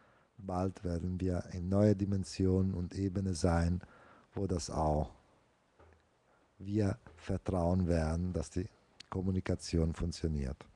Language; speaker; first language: German; non-native, fluent; Italian